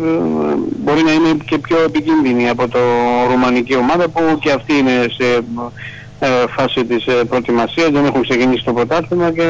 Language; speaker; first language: Greek; non-native, fluent; Georgian